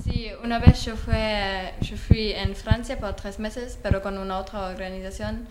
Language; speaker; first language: Spanish; non-native, learner; German